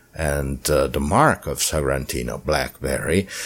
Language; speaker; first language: English; non-native, fluent; Italian